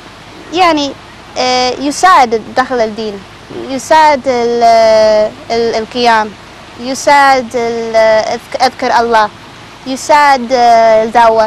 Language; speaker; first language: Arabic; non-native, learner; Spanish